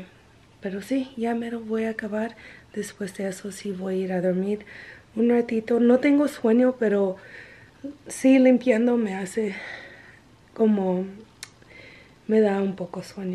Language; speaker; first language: Spanish; non-native, learner; English